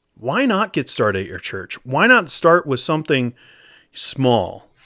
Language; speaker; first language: English; native; English